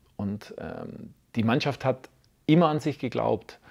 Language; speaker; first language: German; native; German